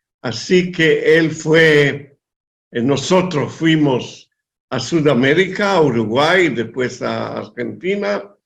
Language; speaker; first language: Spanish; non-native, fluent; Hebrew